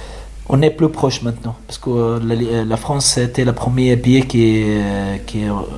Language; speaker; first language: French; non-native, learner; Arabic